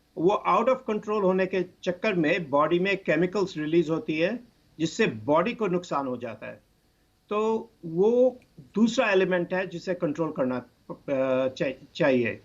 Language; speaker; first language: Hindi; non-native, local second language; Bangla